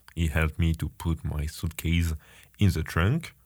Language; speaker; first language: English; non-native, fluent; French